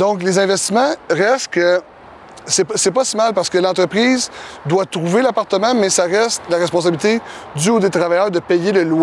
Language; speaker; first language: French; native; French